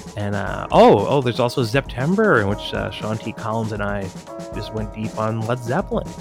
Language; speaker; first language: English; native; English